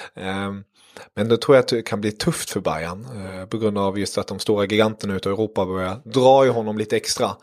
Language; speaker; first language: Swedish; early bilingual, other home language; German